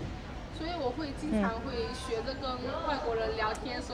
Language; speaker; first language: Chinese; native; Chinese